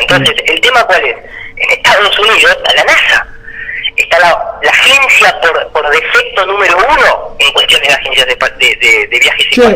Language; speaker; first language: Spanish; native; Spanish